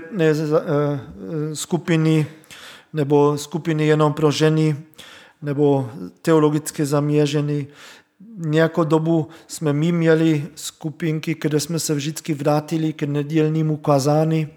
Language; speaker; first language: Czech; non-native, fluent; German